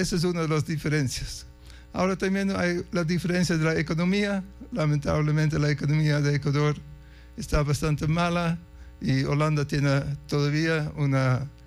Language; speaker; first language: Spanish; non-native, fluent; Dutch